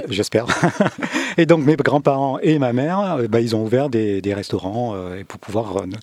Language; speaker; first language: French; early bilingual, other home language; Vietnamese